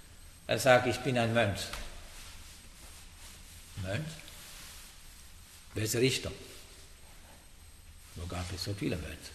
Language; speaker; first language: German; non-native, learner; Sinhala